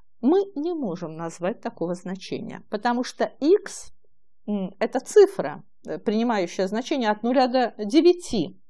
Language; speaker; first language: Russian; native; Russian